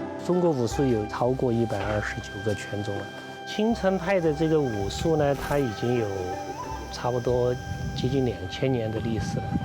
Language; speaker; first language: Chinese; native; Chinese